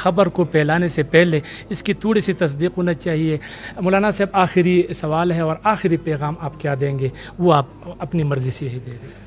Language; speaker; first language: Urdu; non-native, local second language; Pashto